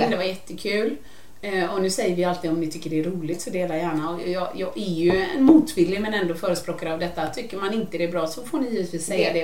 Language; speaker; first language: Swedish; native; Swedish